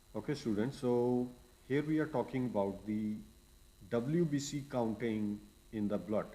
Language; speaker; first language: English; non-native, local second language; Punjabi